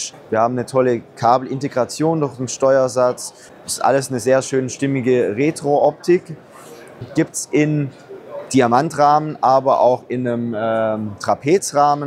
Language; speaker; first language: German; native; German